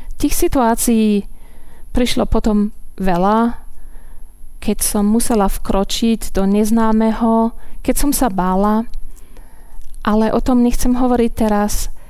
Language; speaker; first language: Slovak; non-native, fluent; German